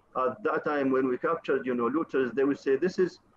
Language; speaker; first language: English; non-native, fluent; Arabic